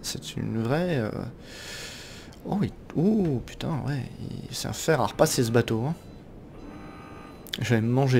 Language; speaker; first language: French; native; French